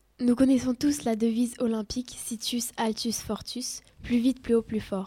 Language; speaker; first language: French; native; French